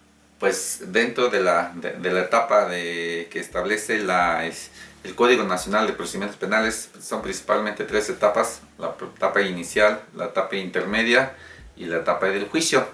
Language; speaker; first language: Spanish; native; Spanish